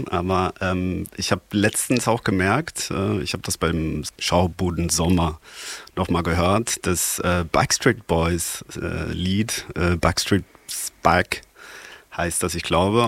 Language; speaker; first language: German; non-native, fluent; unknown